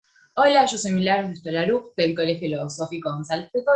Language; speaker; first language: Spanish; native; Spanish